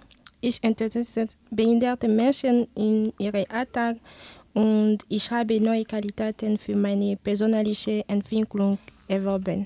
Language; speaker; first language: German; non-native, learner; Ewe